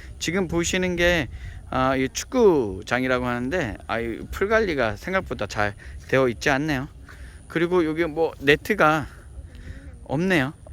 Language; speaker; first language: Korean; native; Korean